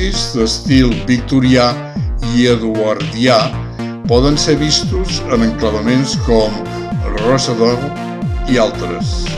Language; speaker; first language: Catalan; native; Catalan